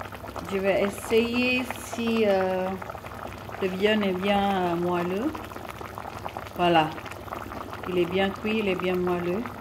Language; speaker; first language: French; non-native, fluent; Indonesian